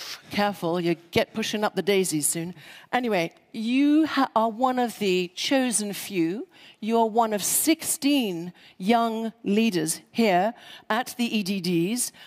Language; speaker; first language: English; native; English